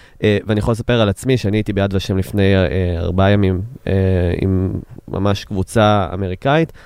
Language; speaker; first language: Hebrew; native; Hebrew